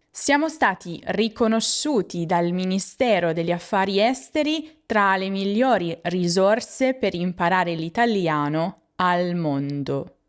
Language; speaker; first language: Italian; native; Italian